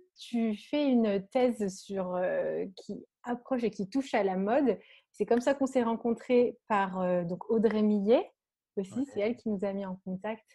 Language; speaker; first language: French; native; French